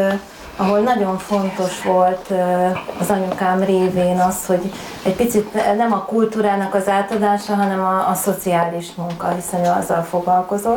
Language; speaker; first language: Hungarian; native; Hungarian